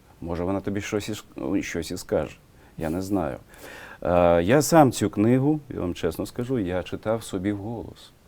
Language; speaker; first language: Ukrainian; non-native, local second language; Russian